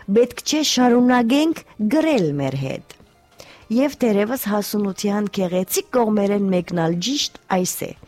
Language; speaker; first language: Armenian; early bilingual, heritage; Armenian